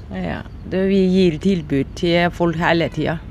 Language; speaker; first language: Norwegian; non-native, learner; Burmese